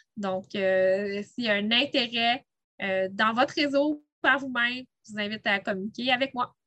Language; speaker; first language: French; native; French